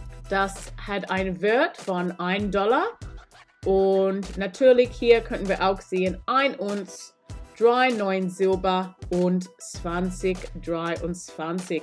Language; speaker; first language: German; non-native, learner; English